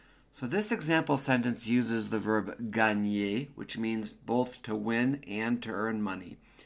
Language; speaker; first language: English; native; English